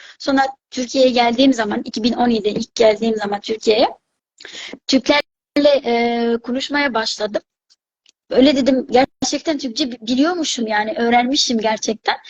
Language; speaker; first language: Turkish; non-native, fluent; Arabic